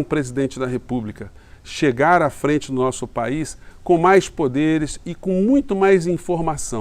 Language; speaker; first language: Portuguese; native; Portuguese